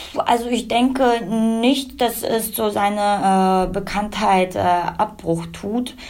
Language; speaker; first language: German; early bilingual, other home language; Russian